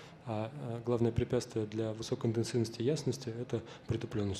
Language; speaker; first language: Russian; native; Russian